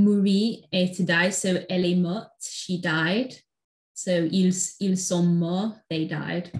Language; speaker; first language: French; non-native, fluent; English